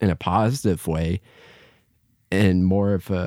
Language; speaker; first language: English; native; English